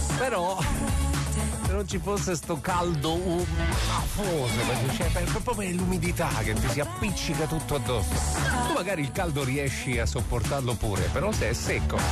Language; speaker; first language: Italian; native; Italian